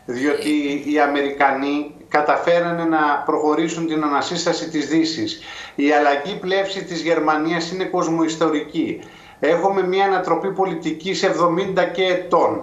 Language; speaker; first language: Greek; native; Greek